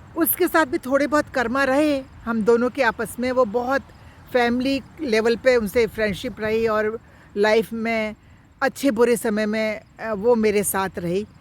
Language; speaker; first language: Hindi; native; Hindi